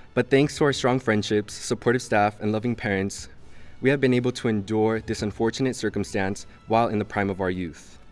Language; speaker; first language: English; early bilingual, other home language; Spanish